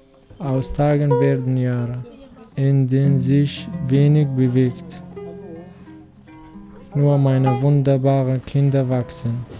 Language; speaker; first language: German; non-native, learner; Arabic